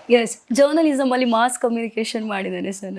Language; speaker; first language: Kannada; native; Kannada